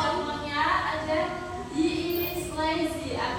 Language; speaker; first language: English; non-native, learner; Indonesian